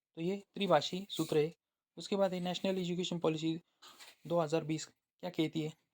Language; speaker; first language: Hindi; non-native, local second language; Marathi